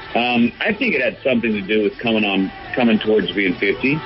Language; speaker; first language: English; native; English